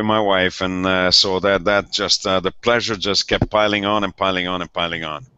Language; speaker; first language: English; non-native, fluent; Italian